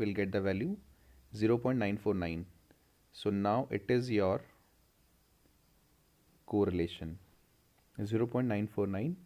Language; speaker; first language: English; non-native, local second language; Hindi